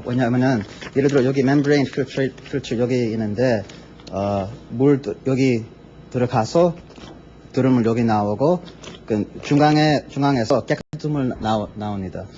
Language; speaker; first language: Korean; early bilingual, heritage; English